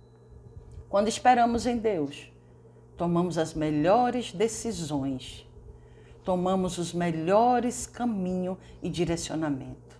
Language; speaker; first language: Portuguese; native; Portuguese